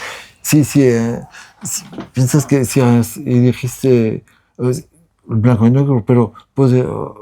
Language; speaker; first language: Spanish; non-native, learner; French